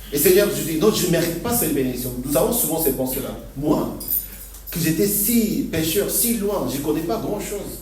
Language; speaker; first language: French; non-native, fluent; Korean